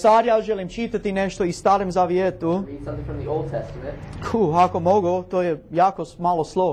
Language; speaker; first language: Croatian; non-native, learner; English